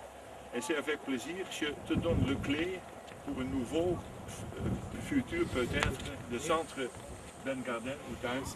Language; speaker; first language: French; non-native, fluent; Dutch